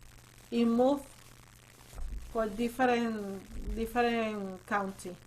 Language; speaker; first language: English; non-native, learner; Spanish